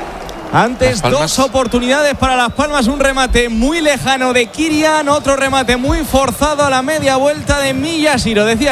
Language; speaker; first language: Spanish; native; Spanish